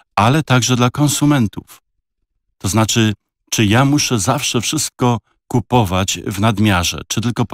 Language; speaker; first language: Polish; native; Polish